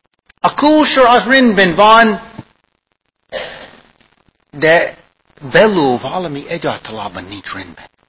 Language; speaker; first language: Hungarian; non-native, fluent; English